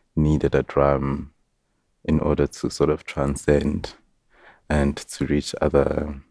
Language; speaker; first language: English; non-native, local second language; Zulu